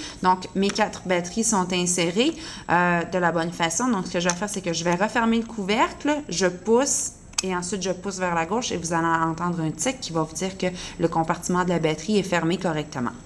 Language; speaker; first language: French; native; French